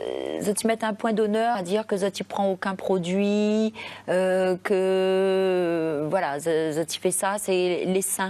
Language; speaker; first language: French; native; French